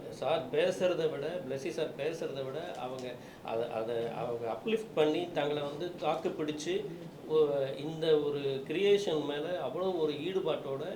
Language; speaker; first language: Tamil; native; Tamil